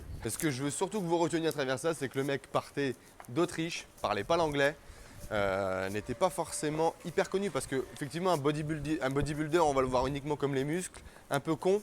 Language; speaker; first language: French; native; French